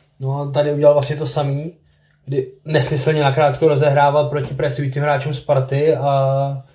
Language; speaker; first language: Czech; native; Czech